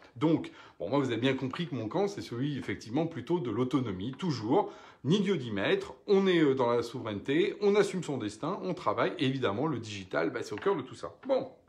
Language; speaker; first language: French; native; French